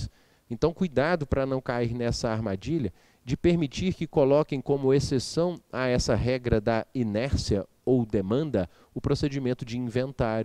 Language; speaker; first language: Portuguese; native; Portuguese